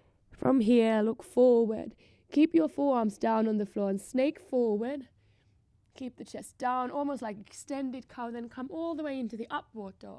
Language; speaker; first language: English; non-native, fluent; Finnish